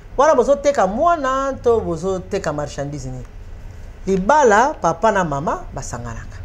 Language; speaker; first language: Lingala; native; Lingala